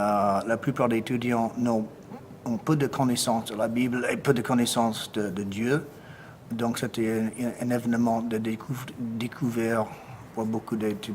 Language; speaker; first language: French; non-native, fluent; English